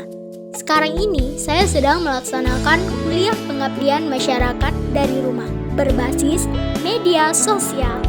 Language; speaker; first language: Indonesian; native; Indonesian